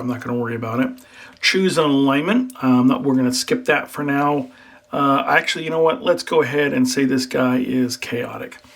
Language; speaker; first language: English; native; English